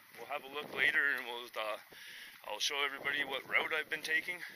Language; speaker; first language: English; native; English